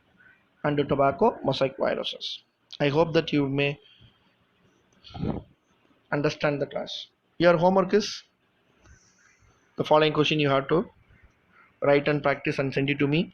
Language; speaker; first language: English; non-native, local second language; Tamil